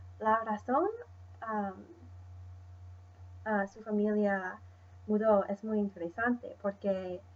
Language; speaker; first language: Spanish; non-native, learner; English